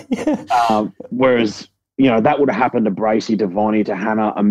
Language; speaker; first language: English; native; English